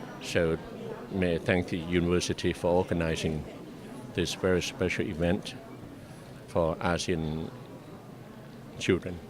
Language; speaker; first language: English; non-native, fluent; Thai